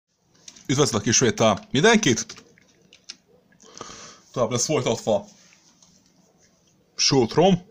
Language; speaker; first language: Hungarian; non-native, learner; Serbian